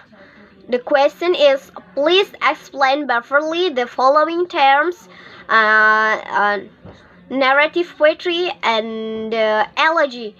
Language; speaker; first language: English; non-native, learner; Indonesian